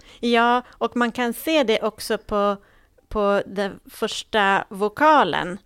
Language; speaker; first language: Swedish; native; Swedish